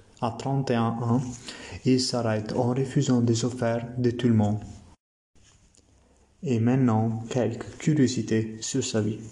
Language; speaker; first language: French; non-native, learner; Italian